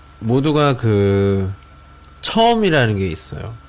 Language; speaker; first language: Korean; native; Korean